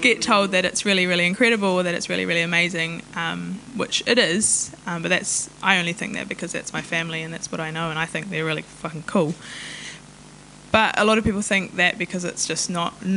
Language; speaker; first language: English; non-native, local second language; Māori